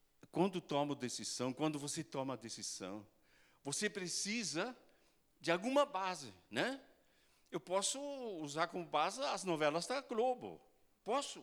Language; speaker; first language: Portuguese; non-native, fluent; German